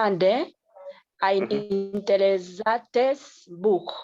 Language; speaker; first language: German; non-native, learner; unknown